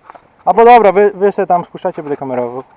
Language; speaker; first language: Polish; native; Polish